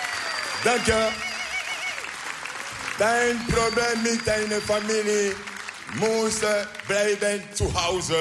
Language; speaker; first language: Dutch; non-native, learner; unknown